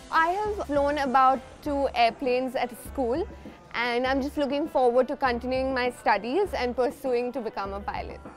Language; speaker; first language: English; non-native, local second language; Hindi